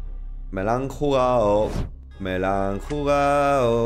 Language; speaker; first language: Spanish; native; Spanish